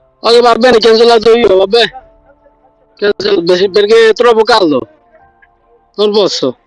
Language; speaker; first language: Italian; non-native, learner; Bangla